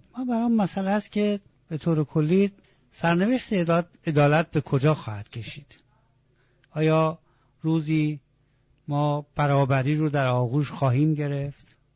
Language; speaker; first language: Persian; non-native, local second language; Azerbaijani